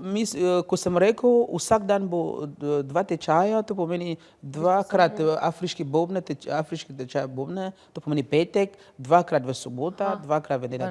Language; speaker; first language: Slovenian; non-native, learner; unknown